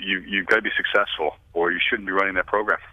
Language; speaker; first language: English; native; English